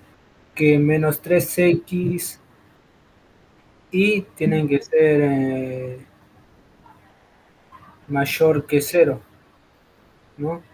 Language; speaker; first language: Spanish; native; Spanish